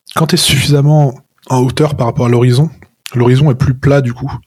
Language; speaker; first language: French; native; French